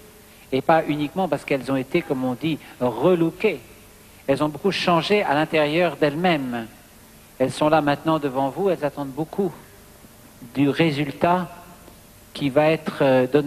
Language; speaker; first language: French; native; French